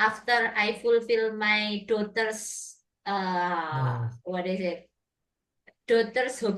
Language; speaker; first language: English; non-native, fluent; Indonesian